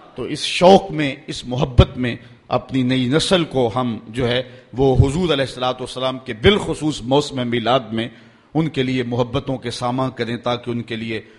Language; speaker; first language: Urdu; native; Urdu